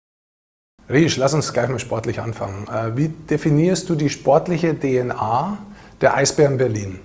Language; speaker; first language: German; native; German